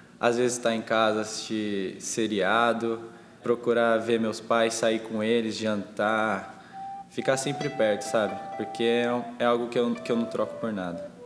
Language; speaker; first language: Portuguese; native; Portuguese